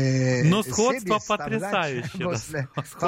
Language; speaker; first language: Russian; non-native, local second language; Ukrainian